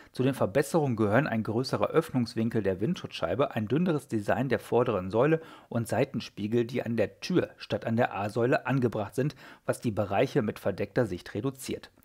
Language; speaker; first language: German; native; German